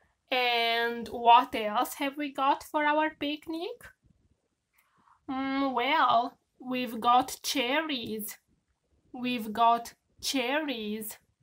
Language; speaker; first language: English; non-native, fluent; Romanian